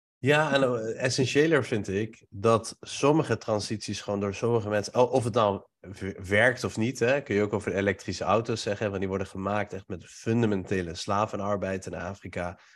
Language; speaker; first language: Dutch; early bilingual, other home language; Turkish